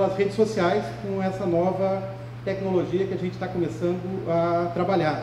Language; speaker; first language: Portuguese; native; Portuguese